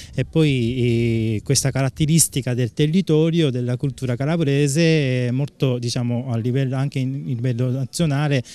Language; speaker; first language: Italian; non-native, fluent; Japanese